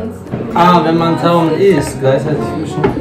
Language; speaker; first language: German; non-native, fluent; Turkish